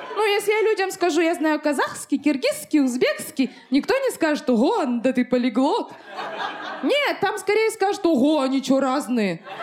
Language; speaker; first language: Russian; native; Russian